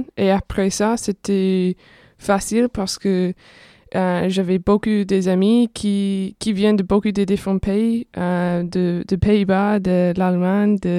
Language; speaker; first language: French; non-native, fluent; English